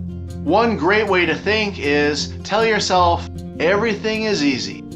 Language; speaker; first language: English; native; English